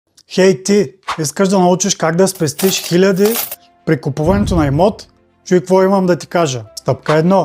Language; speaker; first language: Bulgarian; native; Bulgarian